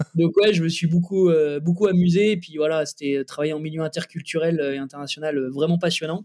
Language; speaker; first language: French; native; French